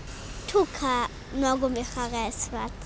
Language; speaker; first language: Bulgarian; early bilingual, heritage; Bulgarian